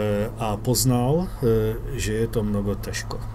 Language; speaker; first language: Czech; non-native, learner; Russian